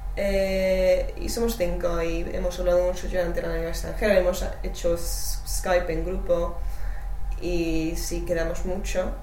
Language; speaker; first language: Spanish; non-native, fluent; English